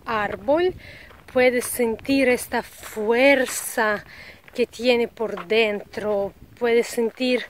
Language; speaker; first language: Spanish; non-native, learner; Russian